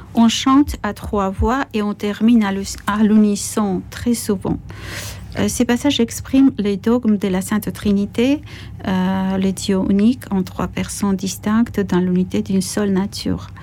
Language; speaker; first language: French; non-native, fluent; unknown